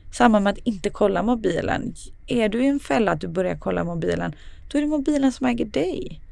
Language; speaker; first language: Swedish; early bilingual, other home language; Serbian